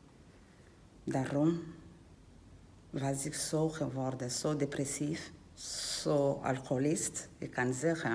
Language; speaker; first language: Dutch; non-native, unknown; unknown